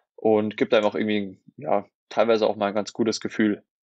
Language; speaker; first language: German; native; German